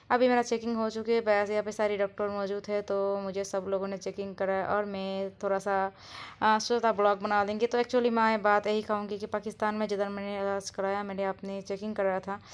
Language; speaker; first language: Hindi; non-native, learner; Bangla